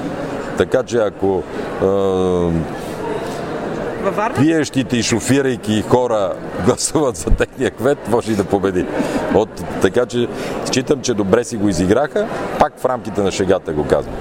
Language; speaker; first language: Bulgarian; native; Bulgarian